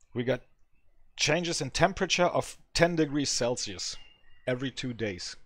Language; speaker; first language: English; non-native, fluent; French